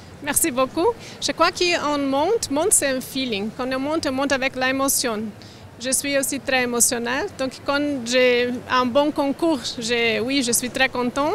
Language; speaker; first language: French; non-native, learner; Portuguese